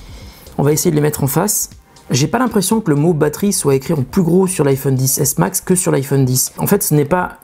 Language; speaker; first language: French; native; French